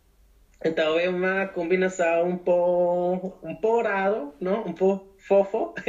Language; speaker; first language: Portuguese; non-native, learner; Spanish